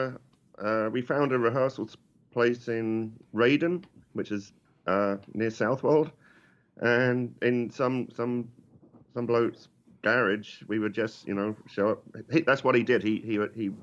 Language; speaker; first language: English; native; English